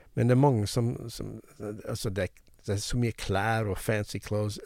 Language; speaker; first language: Norwegian; non-native, fluent; English